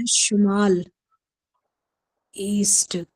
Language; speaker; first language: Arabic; non-native, learner; Urdu